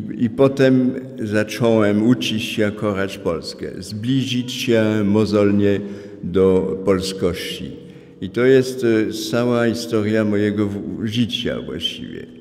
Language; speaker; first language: Polish; non-native, fluent; French